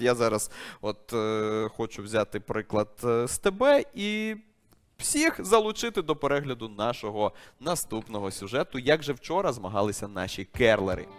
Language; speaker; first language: Ukrainian; native; Ukrainian